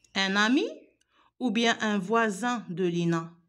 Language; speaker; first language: French; non-native, local second language; Arabic